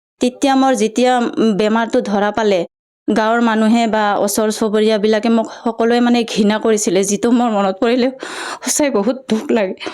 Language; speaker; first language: Assamese; non-native, local second language; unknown